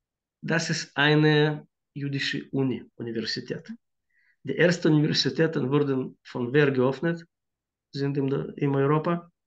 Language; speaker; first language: German; non-native, fluent; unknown